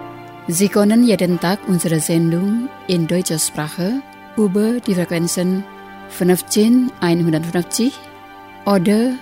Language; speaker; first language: German; non-native, fluent; Indonesian